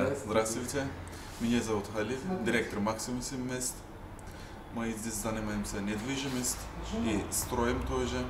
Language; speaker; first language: Russian; non-native, learner; Turkish